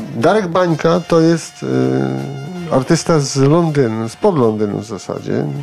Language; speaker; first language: Polish; native; Polish